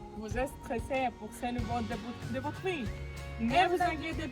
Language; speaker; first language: French; non-native, learner; Greek